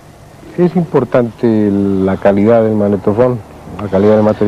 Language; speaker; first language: Spanish; native; Spanish